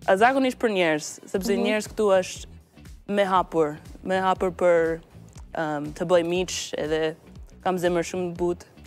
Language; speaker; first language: Albanian; non-native, learner; English